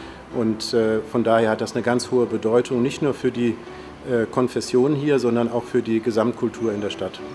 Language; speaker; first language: German; native; German